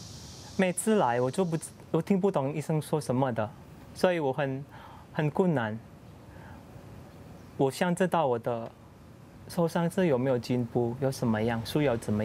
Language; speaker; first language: Chinese; non-native, learner; Indonesian